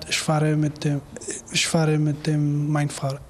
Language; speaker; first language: German; non-native, learner; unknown